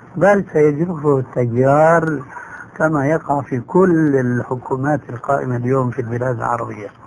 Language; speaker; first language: Arabic; early bilingual, other home language; Albanian